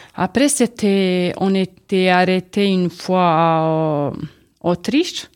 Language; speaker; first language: French; non-native, learner; Serbian